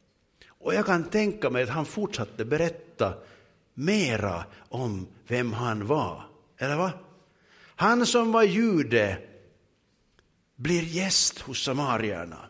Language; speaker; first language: Swedish; native; Swedish